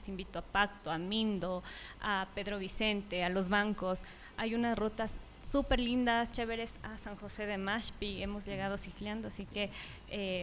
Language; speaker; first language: Spanish; native; Spanish